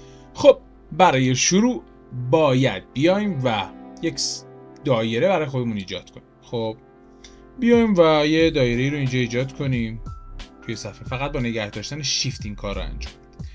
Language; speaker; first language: Persian; native; Persian